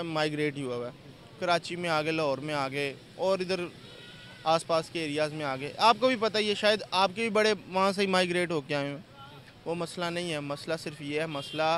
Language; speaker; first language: Urdu; non-native, local second language; Punjabi